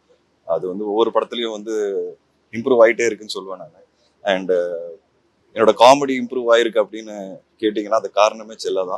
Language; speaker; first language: Tamil; native; Tamil